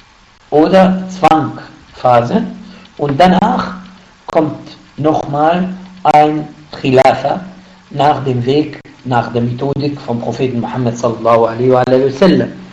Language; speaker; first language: German; non-native, fluent; Arabic